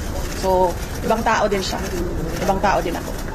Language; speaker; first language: Filipino; non-native, local second language; Cebuano